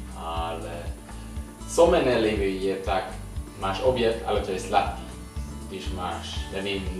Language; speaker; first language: Czech; non-native, learner; Swedish